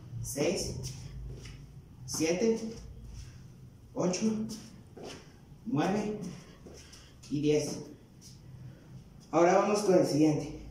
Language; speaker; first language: Spanish; native; Spanish